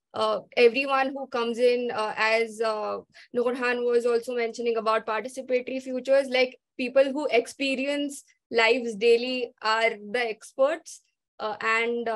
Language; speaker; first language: English; non-native, local second language; Marathi